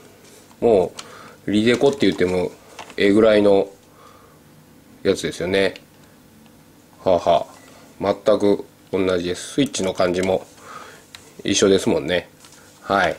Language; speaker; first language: Japanese; native; Japanese